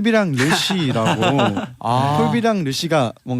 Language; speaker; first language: Korean; native; Korean